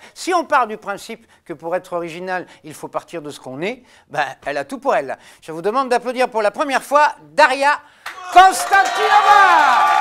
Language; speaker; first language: French; native; French